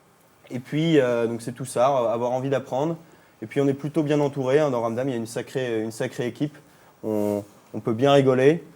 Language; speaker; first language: French; native; French